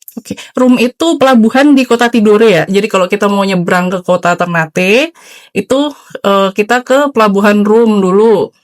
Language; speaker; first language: Indonesian; native; Indonesian